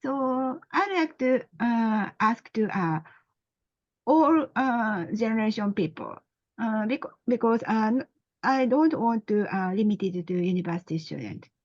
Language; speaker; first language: English; non-native, learner; Japanese